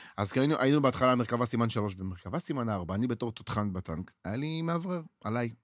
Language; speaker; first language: Hebrew; native; Hebrew